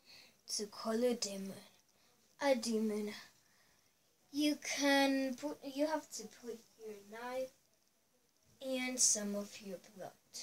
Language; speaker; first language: English; non-native, learner; Spanish